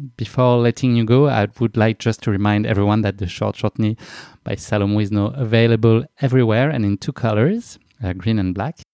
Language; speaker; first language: English; non-native, fluent; French